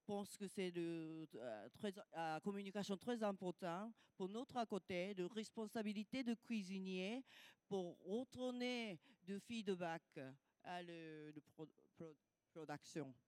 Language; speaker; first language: French; non-native, learner; Japanese